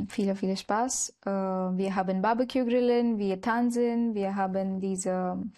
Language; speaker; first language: German; non-native, learner; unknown